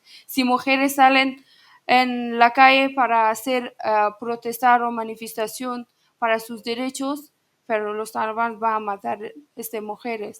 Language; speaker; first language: Spanish; non-native, learner; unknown